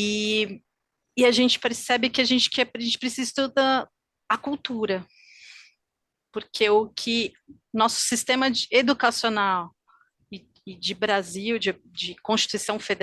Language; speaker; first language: Portuguese; native; Portuguese